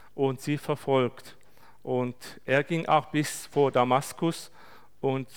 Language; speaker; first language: German; non-native, fluent; Turkish